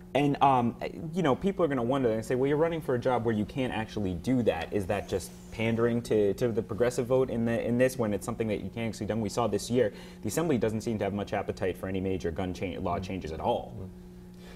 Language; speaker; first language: English; native; English